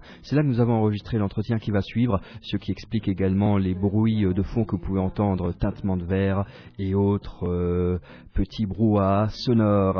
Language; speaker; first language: French; native; French